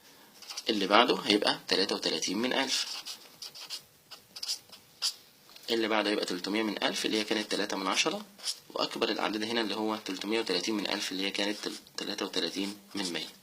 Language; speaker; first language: Arabic; native; Arabic